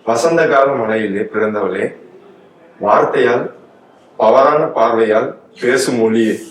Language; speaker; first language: Tamil; native; Tamil